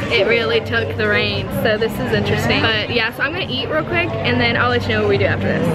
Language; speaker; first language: English; native; English